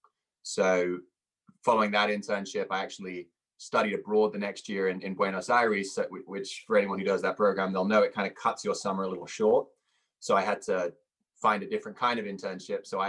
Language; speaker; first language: English; native; English